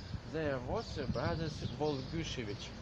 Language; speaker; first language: English; non-native, learner; Russian